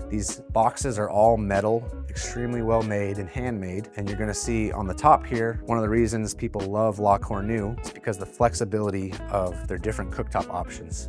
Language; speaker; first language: English; native; English